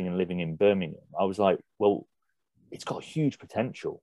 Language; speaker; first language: English; native; English